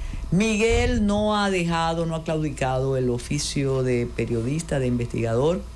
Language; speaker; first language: Spanish; native; Spanish